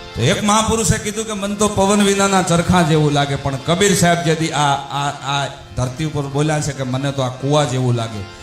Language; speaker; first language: Gujarati; non-native, local second language; Rajasthani